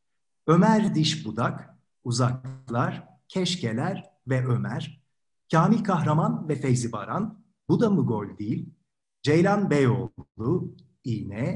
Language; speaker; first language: Turkish; native; Turkish